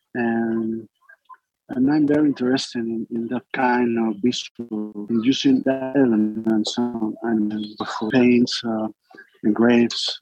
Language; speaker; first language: English; non-native, learner; Spanish